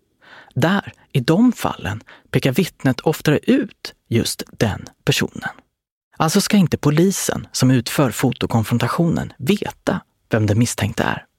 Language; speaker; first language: Swedish; native; Swedish